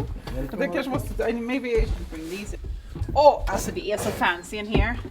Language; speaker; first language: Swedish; native; Swedish